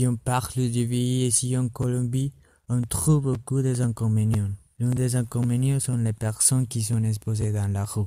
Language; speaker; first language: French; non-native, learner; Spanish